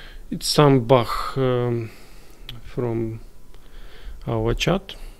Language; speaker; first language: English; non-native, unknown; Ukrainian